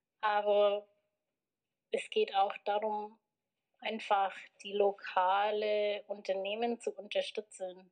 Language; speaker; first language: German; non-native, fluent; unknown